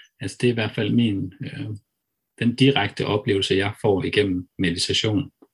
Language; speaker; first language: Danish; native; Danish